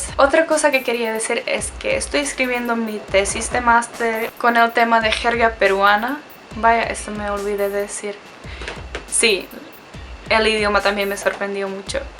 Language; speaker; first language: Spanish; non-native, fluent; Czech